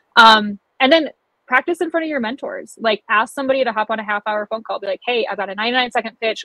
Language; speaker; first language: English; native; English